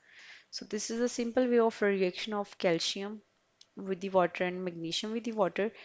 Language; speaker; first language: English; non-native, local second language; Urdu